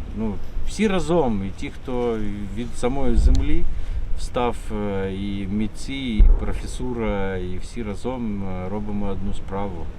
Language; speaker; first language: Ukrainian; non-native, local second language; Russian